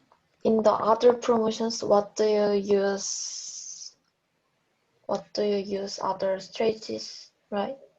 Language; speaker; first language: English; non-native, learner; Korean